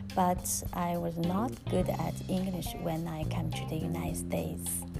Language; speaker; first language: English; non-native, learner; Chinese